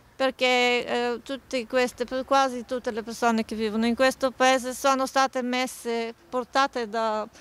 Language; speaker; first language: Italian; non-native, fluent; Bulgarian